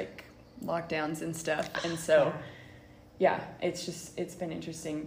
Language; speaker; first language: English; native; English